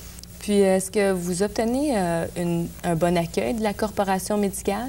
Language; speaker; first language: French; native; French